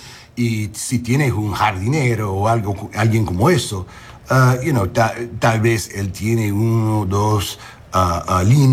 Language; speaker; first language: Spanish; non-native, learner; English